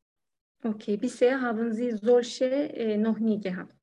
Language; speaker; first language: German; non-native, learner; Turkish